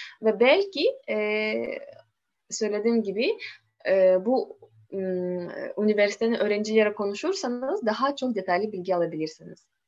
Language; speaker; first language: Turkish; non-native, learner; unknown